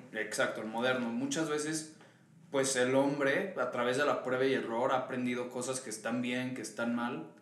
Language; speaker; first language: Spanish; native; Spanish